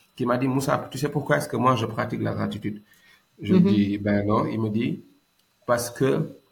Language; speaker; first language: French; non-native, local second language; Wolof